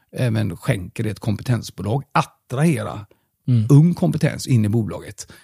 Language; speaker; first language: Swedish; non-native, fluent; German